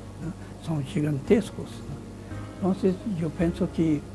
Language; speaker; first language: Spanish; non-native, fluent; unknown